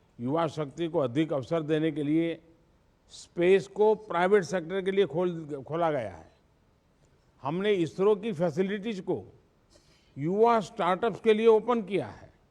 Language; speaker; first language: Hindi; non-native, local second language; Gujarati